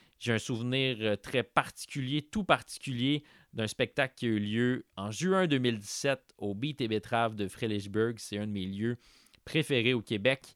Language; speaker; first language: French; native; French